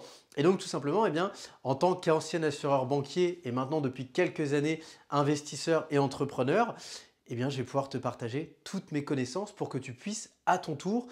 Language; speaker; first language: French; native; French